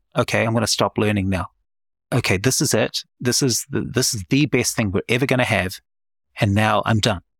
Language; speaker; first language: English; native; English